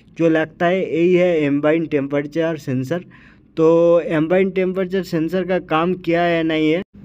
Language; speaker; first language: Hindi; native; Hindi